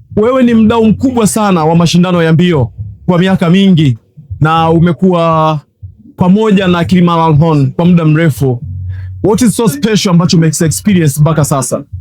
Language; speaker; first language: Swahili; native; Swahili